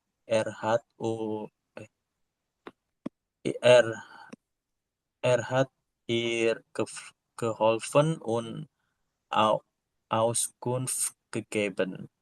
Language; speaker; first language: German; non-native, learner; Indonesian